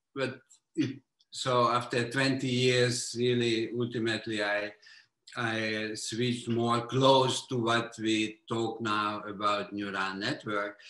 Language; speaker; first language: English; non-native, fluent; Hungarian